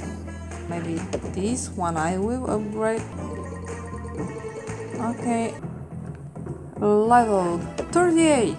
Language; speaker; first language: English; non-native, fluent; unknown